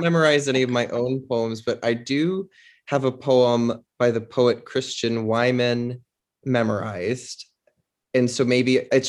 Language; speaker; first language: English; native; English